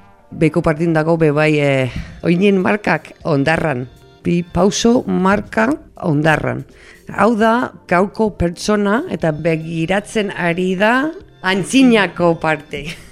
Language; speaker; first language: Basque; non-native, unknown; English